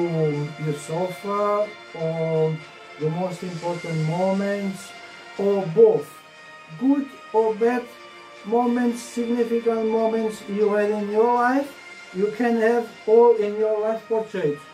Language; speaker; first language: English; non-native, learner; Portuguese